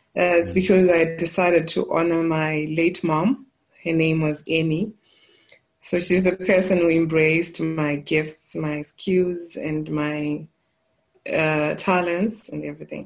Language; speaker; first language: English; non-native, local second language; Shona